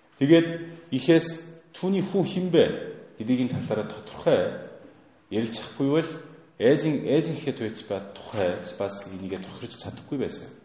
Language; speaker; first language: Mongolian; non-native, fluent; Korean